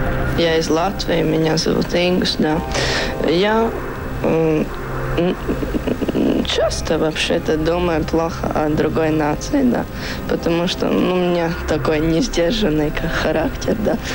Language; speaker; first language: Russian; non-native, local second language; Latvian